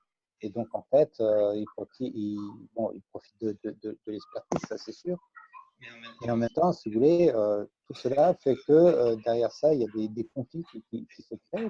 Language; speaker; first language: French; native; French